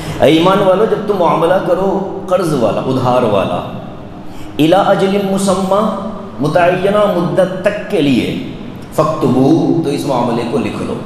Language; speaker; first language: Urdu; native; Urdu